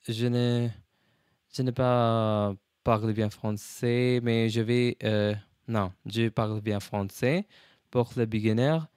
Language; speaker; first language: French; non-native, learner; English